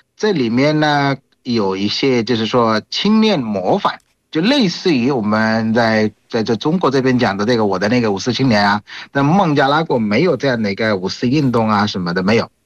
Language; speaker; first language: Chinese; non-native, fluent; Bangla